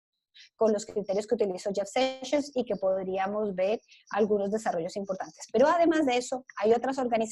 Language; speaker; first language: Spanish; native; Spanish